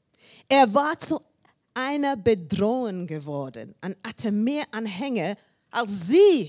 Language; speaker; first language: German; non-native, learner; English